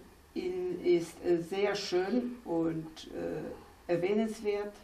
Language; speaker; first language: German; non-native, fluent; Slovenian